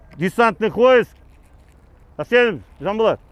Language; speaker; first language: Russian; non-native, local second language; Kazakh